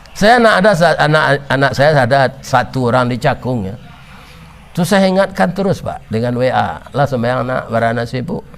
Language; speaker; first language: Malay; non-native, local second language; Minangkabau